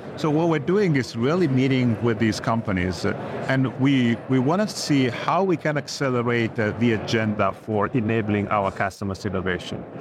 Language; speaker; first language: English; non-native, fluent; Italian